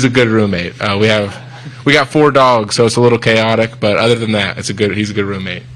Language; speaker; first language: English; native; English